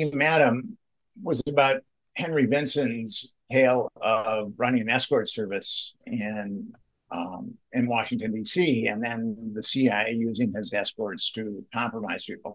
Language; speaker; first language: English; native; English